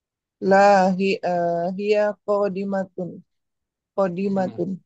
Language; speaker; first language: Arabic; non-native, learner; Indonesian